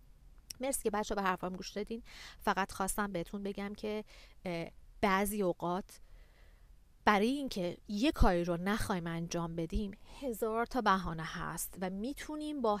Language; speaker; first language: Persian; native; Persian